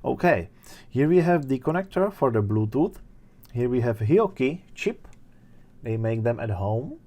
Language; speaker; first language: English; non-native, fluent; Czech